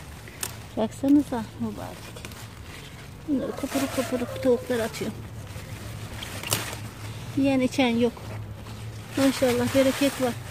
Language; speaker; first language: Turkish; native; Turkish